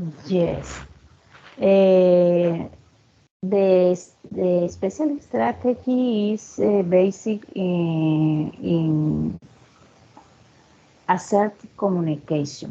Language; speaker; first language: English; non-native, learner; Spanish